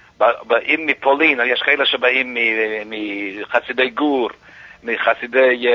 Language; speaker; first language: Hebrew; non-native, fluent; Yiddish